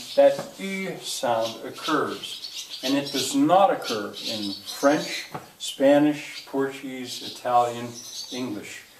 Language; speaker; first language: English; native; English